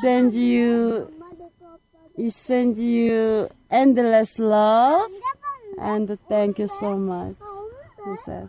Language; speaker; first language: English; non-native, fluent; Korean